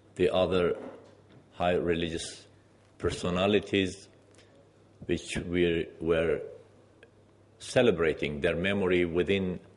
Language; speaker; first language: English; non-native, fluent; Persian